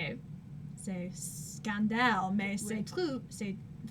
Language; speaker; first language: French; non-native, learner; English